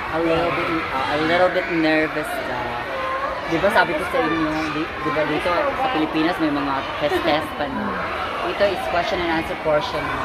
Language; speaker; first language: Filipino; native; Filipino